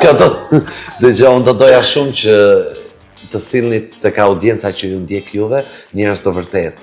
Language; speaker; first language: Albanian; native; Albanian